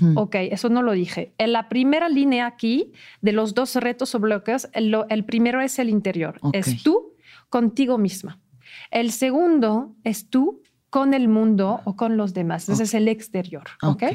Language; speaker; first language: Spanish; non-native, fluent; French